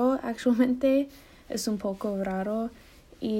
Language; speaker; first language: Spanish; non-native, learner; English